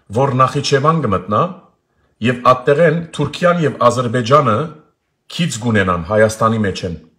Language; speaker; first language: Armenian; early bilingual, heritage; Armenian